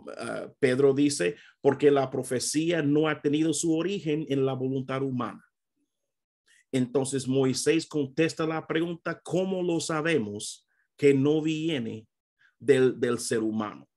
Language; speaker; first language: Spanish; non-native, fluent; English